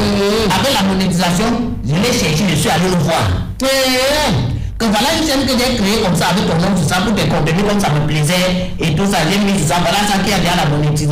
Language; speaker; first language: French; native; French